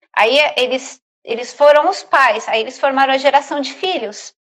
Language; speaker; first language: Portuguese; native; Portuguese